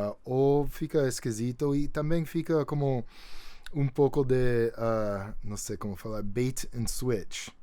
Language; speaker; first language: Portuguese; non-native, fluent; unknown